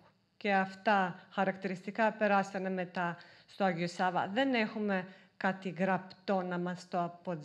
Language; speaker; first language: Greek; non-native, fluent; Serbian